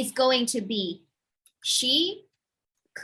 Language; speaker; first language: English; non-native, fluent; Thai